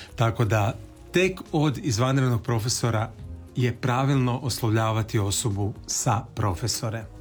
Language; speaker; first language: Croatian; native; Croatian